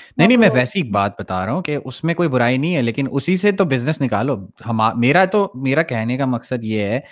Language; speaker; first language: Urdu; native; Urdu